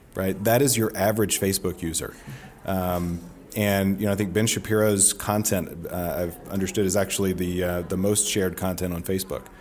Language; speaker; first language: English; native; English